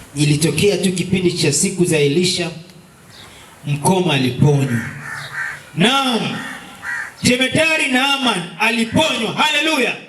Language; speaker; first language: Swahili; non-native, local second language; Luo (Kenya and Tanzania)